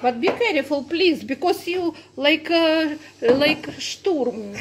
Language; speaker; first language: English; non-native, learner; Russian